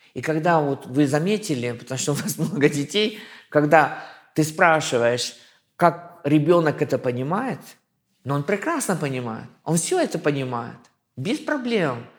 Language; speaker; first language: Russian; non-native, fluent; French